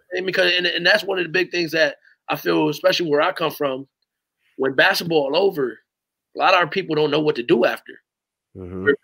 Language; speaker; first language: English; native; English